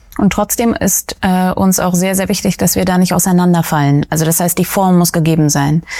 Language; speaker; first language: German; early bilingual, other home language; Russian